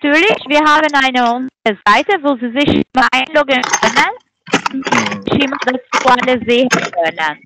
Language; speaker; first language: German; non-native, fluent; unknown